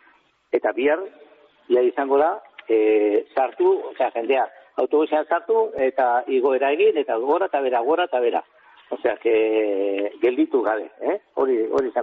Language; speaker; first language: Basque; native; Basque